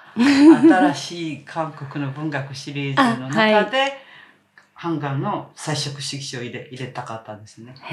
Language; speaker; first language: Japanese; non-native, fluent; Korean